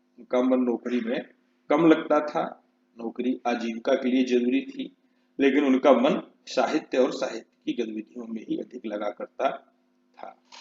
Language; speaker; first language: Hindi; native; Hindi